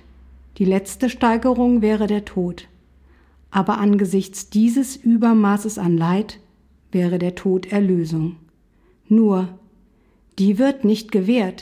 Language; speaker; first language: German; native; German